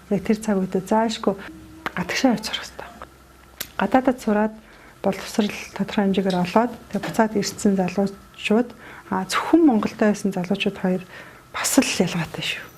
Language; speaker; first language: Mongolian; native; Mongolian